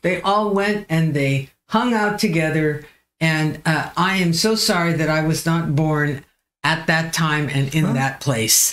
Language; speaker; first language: English; native; English